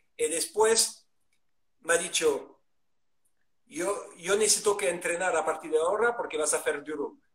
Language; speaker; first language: Spanish; non-native, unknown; French